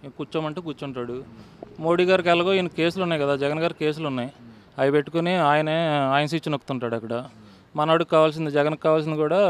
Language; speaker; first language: Telugu; native; Telugu